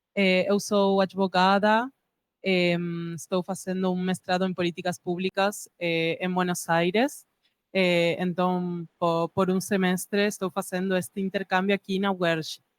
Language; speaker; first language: Portuguese; non-native, fluent; Spanish